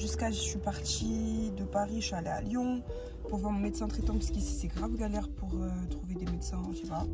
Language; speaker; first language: French; native; French